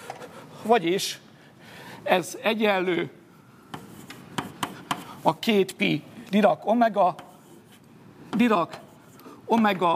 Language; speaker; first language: Hungarian; native; Hungarian